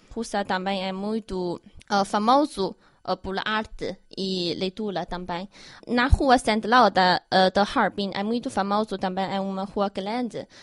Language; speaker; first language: Portuguese; non-native, learner; Chinese